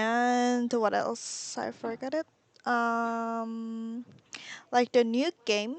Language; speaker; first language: English; non-native, learner; Korean